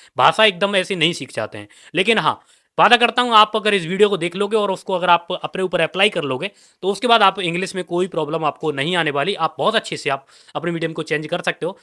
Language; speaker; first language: Hindi; native; Hindi